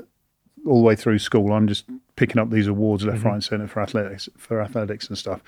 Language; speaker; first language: English; native; English